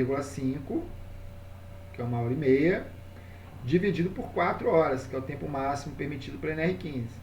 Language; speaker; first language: Portuguese; native; Portuguese